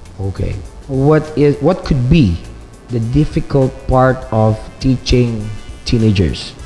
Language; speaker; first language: English; non-native, local second language; Filipino